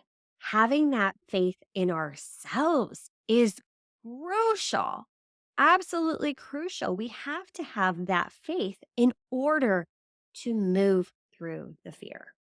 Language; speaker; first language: English; native; English